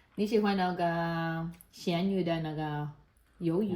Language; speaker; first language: Chinese; non-native, learner; Filipino